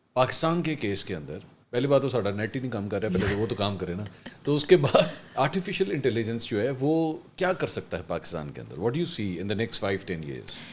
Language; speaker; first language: Urdu; native; Urdu